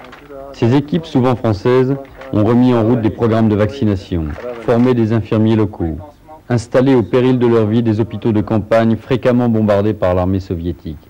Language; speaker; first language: French; native; French